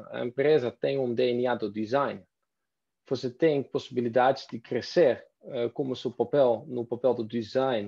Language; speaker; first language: Portuguese; non-native, fluent; Dutch